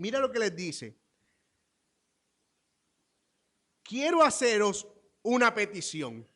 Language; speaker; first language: Spanish; native; Spanish